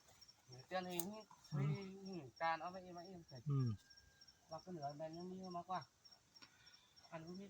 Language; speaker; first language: Vietnamese; non-native, local second language; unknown